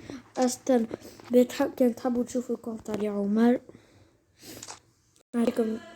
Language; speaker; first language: Arabic; native; Arabic